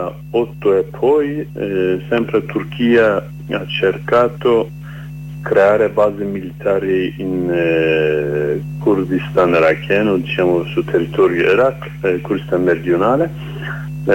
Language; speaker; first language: Italian; non-native, learner; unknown